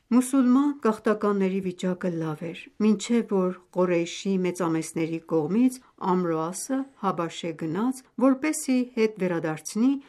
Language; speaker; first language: Armenian; native; Armenian